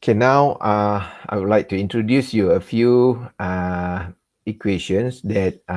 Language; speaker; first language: English; non-native, local second language; Malay